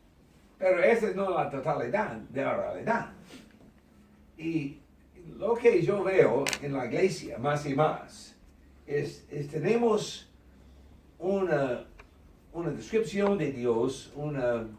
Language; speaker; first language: Spanish; non-native, learner; English